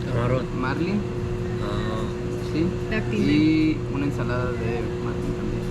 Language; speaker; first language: Spanish; non-native, learner; Korean